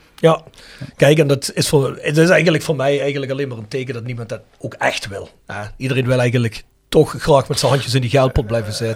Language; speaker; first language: Dutch; native; Dutch